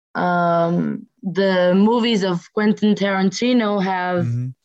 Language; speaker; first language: English; non-native, fluent; French